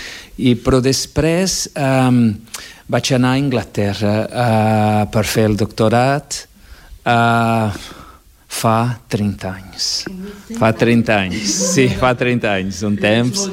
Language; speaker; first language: Catalan; non-native, fluent; Portuguese